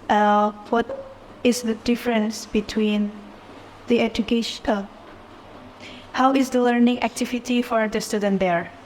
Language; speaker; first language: English; non-native, fluent; Indonesian